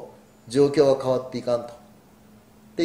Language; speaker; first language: Japanese; native; Japanese